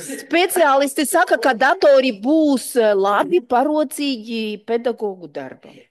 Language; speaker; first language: Latvian; non-native, local second language; Russian